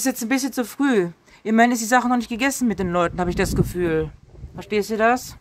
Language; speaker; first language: German; native; German